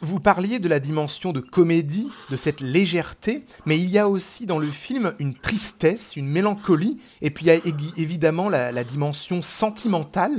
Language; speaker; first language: French; native; French